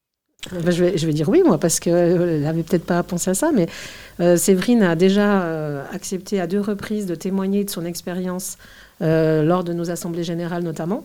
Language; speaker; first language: French; native; French